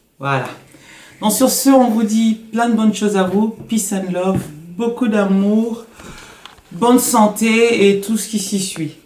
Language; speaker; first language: French; non-native, local second language; Lingala